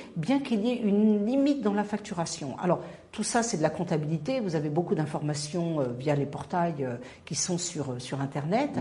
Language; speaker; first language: French; non-native, local second language; Arabic